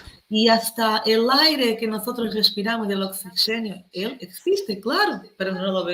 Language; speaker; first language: Spanish; non-native, fluent; Portuguese